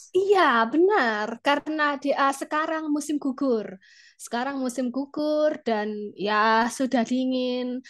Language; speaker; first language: Indonesian; native; Indonesian